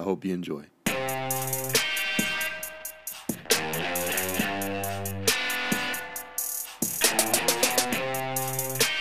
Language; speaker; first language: English; native; English